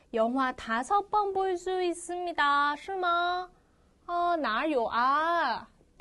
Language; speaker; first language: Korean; non-native, fluent; Chinese